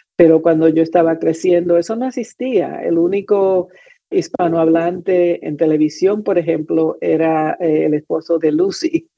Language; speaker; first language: Spanish; native; Spanish